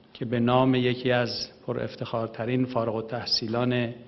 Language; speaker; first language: Persian; native; Persian